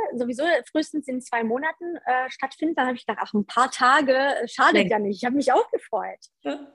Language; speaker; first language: German; early bilingual, other home language; Polish